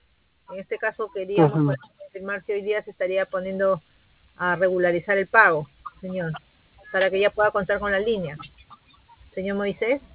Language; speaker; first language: Spanish; native; Spanish